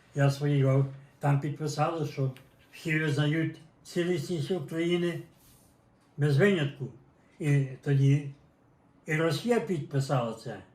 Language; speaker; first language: Ukrainian; native; Ukrainian